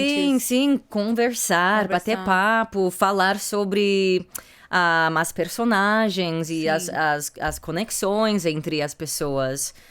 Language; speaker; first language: Portuguese; early bilingual, heritage; English